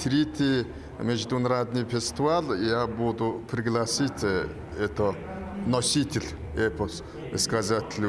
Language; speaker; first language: Russian; non-native, learner; Mongolian